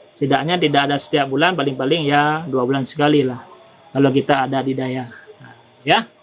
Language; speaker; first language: Malay; non-native, local second language; Achinese